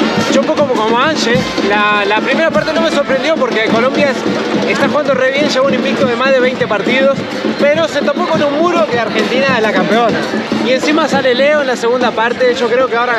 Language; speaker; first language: Spanish; native; Spanish